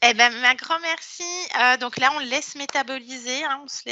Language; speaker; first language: French; native; French